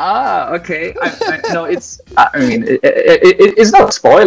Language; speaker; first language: English; non-native, fluent; German